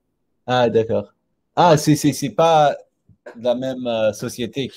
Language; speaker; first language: French; non-native, learner; English